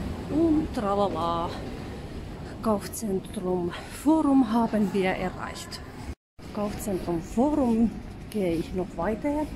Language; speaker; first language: German; non-native, fluent; Finnish